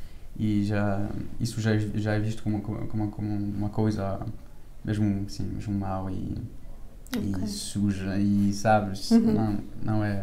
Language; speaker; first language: Portuguese; early bilingual, heritage; French